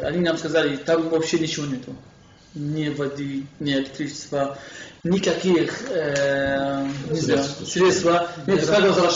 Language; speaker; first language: Russian; non-native, fluent; Kurdish